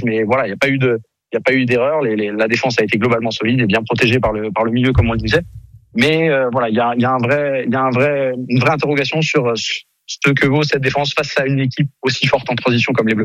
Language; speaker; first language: French; native; French